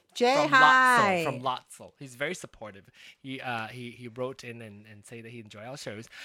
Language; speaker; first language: English; non-native, fluent; Japanese